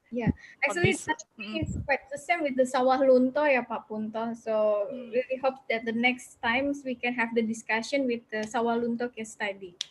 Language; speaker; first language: English; non-native, fluent; Indonesian